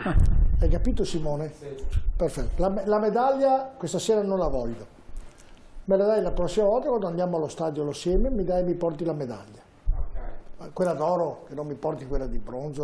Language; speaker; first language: Italian; native; Italian